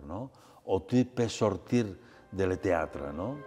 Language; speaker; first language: French; non-native, fluent; Catalan